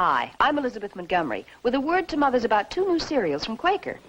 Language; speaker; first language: English; native; English